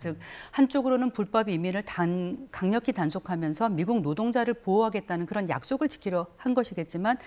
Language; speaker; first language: Korean; native; Korean